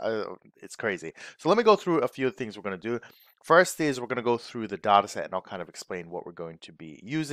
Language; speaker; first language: English; native; English